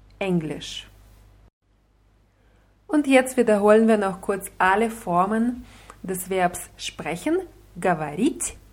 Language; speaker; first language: German; non-native, fluent; Russian